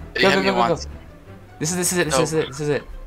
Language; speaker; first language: English; native; English